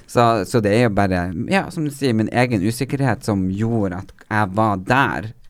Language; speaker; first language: Norwegian; native; Norwegian